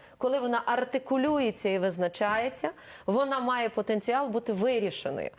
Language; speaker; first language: Ukrainian; native; Ukrainian